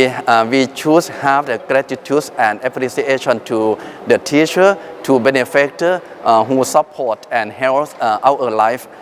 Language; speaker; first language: English; non-native, fluent; Thai